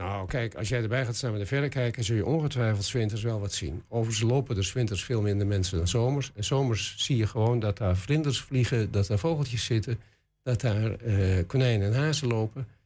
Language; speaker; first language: Dutch; native; Dutch